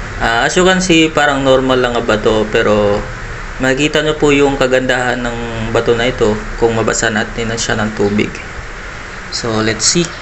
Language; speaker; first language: Filipino; non-native, local second language; Iloko